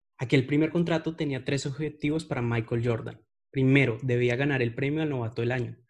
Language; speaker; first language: Spanish; native; Spanish